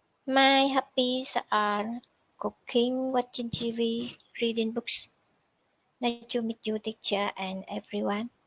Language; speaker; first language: English; non-native, learner; Vietnamese